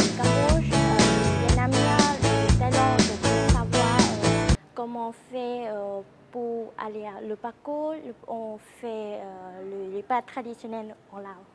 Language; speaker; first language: French; non-native, learner; Lao